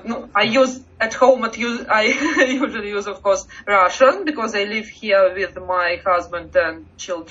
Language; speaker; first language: English; non-native, learner; Russian